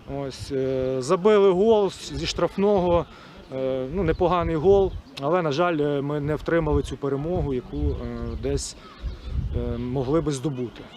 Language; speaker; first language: Ukrainian; native; Ukrainian